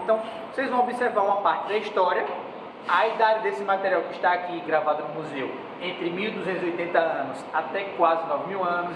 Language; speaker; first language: Portuguese; native; Portuguese